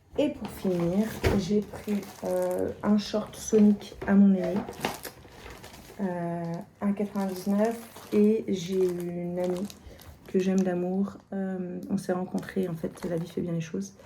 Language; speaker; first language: French; native; French